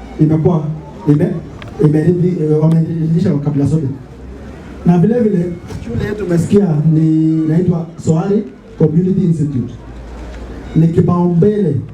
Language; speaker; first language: Swahili; non-native, local second language; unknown